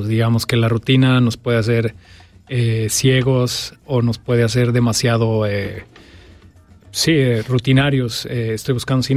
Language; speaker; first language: Spanish; native; Spanish